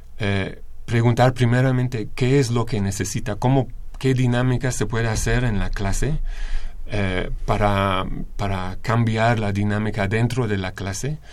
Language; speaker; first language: Spanish; non-native, fluent; English